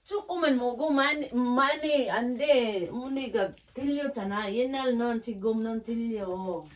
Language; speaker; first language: Korean; non-native, learner; Filipino